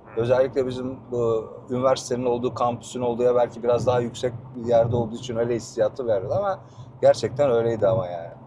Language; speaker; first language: Turkish; native; Turkish